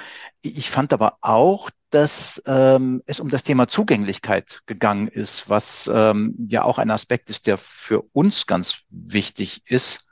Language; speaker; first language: German; native; German